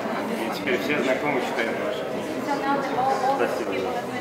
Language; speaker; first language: Russian; non-native, local second language; Latvian